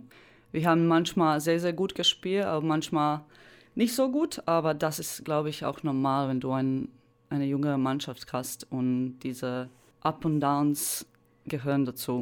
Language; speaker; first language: German; non-native, fluent; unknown